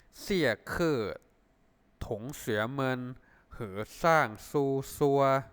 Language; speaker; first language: Chinese; non-native, fluent; Thai